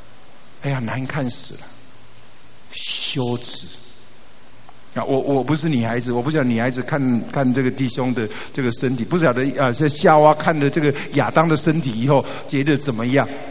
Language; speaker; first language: Chinese; native; Chinese